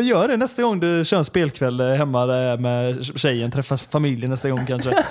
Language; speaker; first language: Swedish; native; Swedish